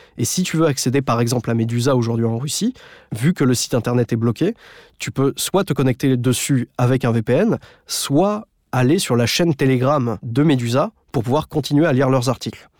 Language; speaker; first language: French; native; French